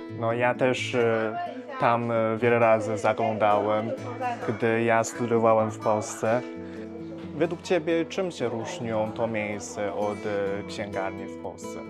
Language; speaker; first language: Polish; non-native, fluent; Chinese